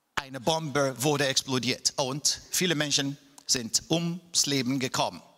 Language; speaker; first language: German; non-native, fluent; Igbo